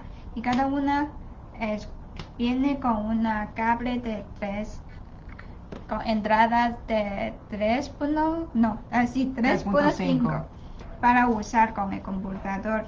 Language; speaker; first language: Spanish; non-native, learner; Chinese